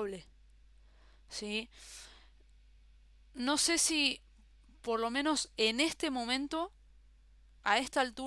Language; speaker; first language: Spanish; native; Spanish